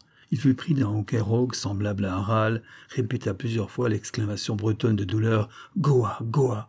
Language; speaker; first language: French; native; French